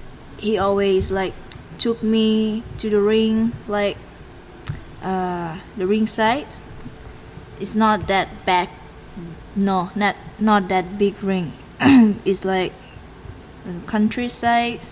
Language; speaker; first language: English; non-native, learner; Thai